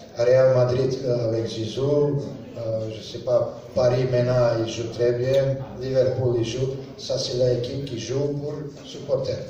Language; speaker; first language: French; non-native, learner; Serbian